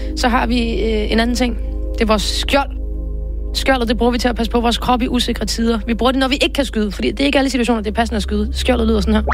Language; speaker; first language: Danish; native; Danish